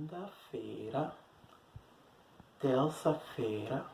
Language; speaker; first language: Portuguese; non-native, learner; Haitian Creole